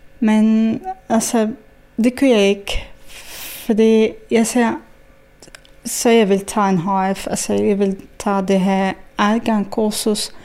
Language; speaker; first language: Danish; non-native, fluent; Arabic